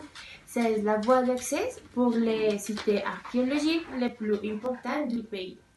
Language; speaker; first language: French; non-native, learner; Spanish